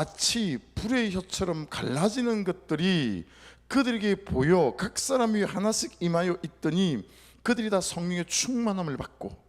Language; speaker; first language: Korean; native; Korean